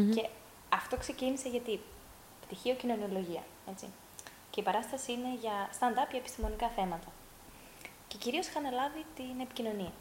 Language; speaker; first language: Greek; early bilingual, heritage; Greek